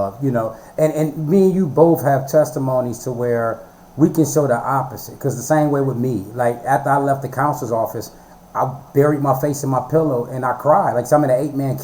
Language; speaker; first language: English; native; English